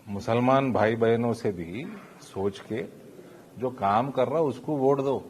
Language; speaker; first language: Hindi; non-native, local second language; Telugu